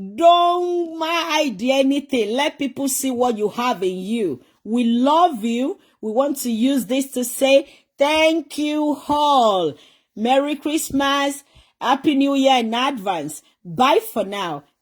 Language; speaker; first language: English; non-native, local second language; Yoruba